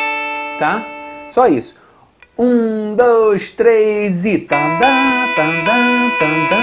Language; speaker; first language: Portuguese; native; Portuguese